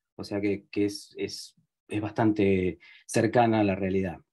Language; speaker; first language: Spanish; native; Spanish